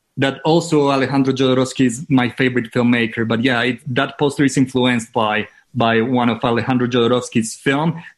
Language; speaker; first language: English; non-native, fluent; Spanish